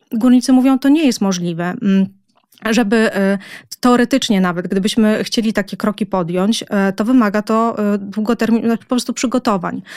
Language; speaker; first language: Polish; native; Polish